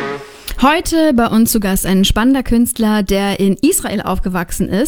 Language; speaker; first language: German; native; German